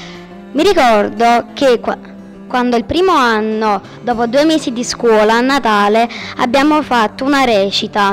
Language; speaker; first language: Italian; early bilingual, other home language; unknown